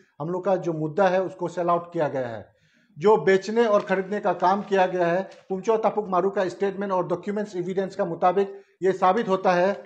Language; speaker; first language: Hindi; non-native, local second language; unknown